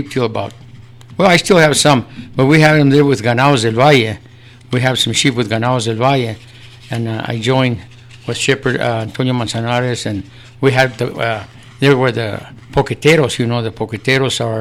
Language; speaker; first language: English; early bilingual, other home language; Spanish